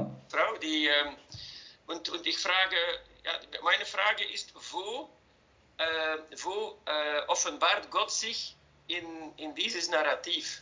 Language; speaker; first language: German; non-native, fluent; Dutch